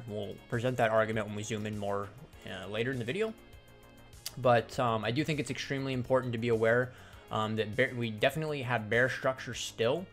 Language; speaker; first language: English; native; English